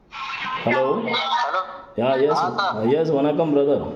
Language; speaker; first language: Tamil; non-native, learner; Kannada